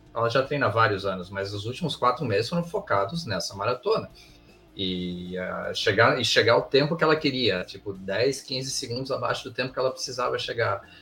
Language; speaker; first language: Portuguese; early bilingual, heritage; English